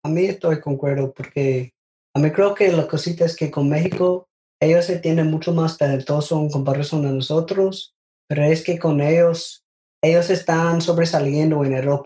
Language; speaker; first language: Spanish; non-native, learner; English